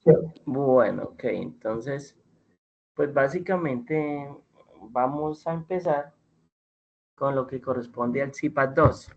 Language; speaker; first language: Spanish; native; Spanish